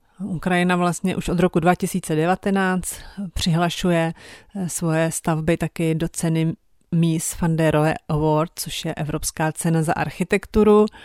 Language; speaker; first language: Czech; native; Czech